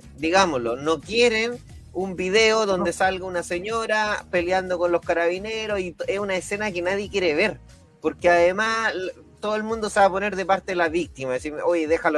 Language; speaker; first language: Spanish; native; Spanish